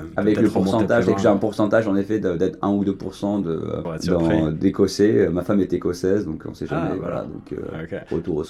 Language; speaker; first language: French; native; French